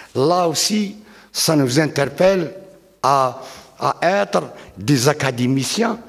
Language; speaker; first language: French; non-native, local second language; Arabic